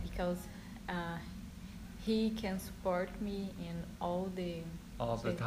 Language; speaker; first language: English; non-native, learner; Portuguese